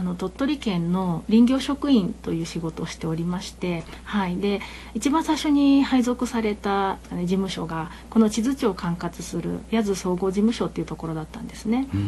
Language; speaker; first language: Japanese; native; Japanese